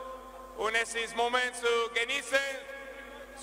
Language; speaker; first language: German; non-native, learner; Spanish